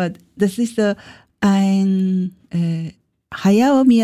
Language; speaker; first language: German; non-native, learner; Japanese